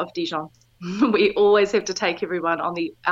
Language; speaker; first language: English; native; English